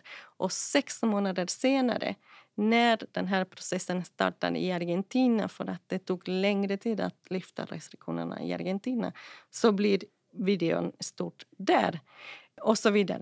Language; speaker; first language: Swedish; non-native, fluent; Spanish